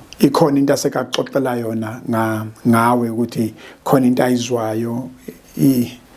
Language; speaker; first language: Zulu; native; Zulu